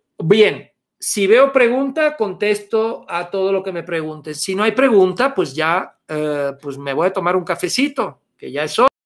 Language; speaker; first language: Spanish; non-native, fluent; Italian